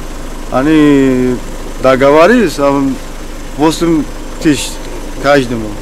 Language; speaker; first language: Russian; non-native, learner; Tajik